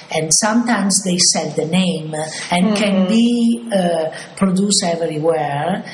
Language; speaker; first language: English; non-native, fluent; Italian